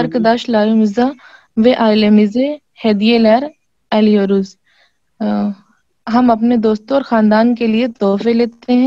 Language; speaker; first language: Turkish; non-native, learner; Urdu